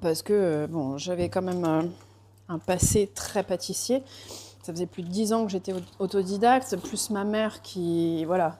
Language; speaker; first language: French; native; French